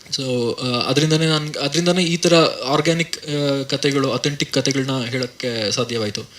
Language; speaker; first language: Kannada; native; Kannada